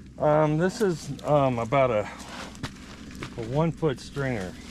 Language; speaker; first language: English; native; English